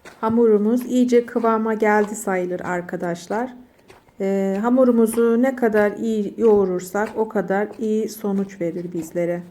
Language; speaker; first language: Turkish; native; Turkish